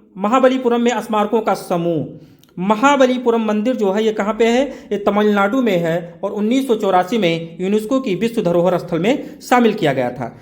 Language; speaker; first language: Hindi; native; Hindi